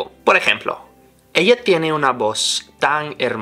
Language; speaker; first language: Spanish; non-native, fluent; English